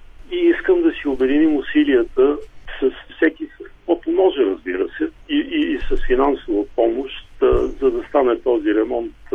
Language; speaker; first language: Bulgarian; native; Bulgarian